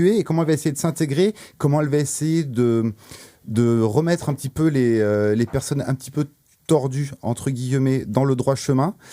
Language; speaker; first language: French; native; French